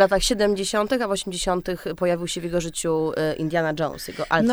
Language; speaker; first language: Polish; native; Polish